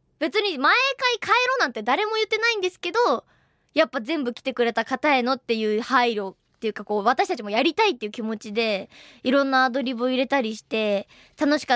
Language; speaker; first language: Japanese; native; Japanese